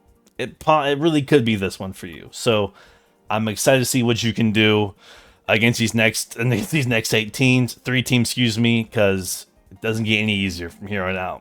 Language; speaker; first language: English; native; English